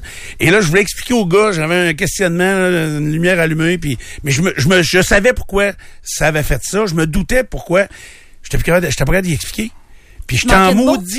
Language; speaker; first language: French; native; French